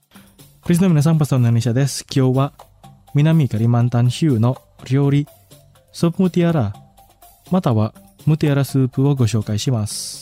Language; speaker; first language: Japanese; non-native, fluent; Indonesian